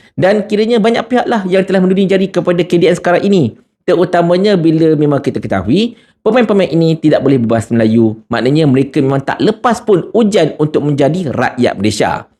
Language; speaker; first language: Malay; native; Malay